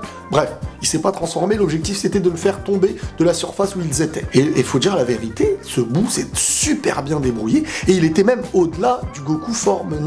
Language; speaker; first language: French; native; French